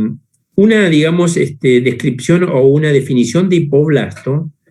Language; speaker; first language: Spanish; native; Spanish